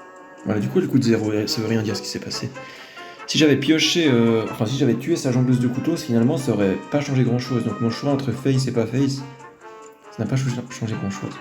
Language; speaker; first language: French; native; French